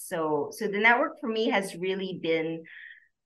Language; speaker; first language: English; non-native, local second language; Filipino